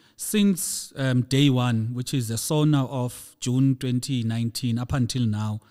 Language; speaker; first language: English; non-native, local second language; Xhosa